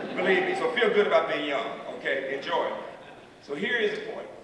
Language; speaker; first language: English; native; English